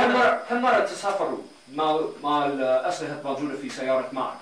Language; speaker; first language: Arabic; non-native, learner; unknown